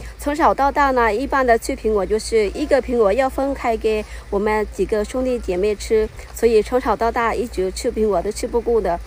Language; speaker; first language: Chinese; non-native, fluent; Lao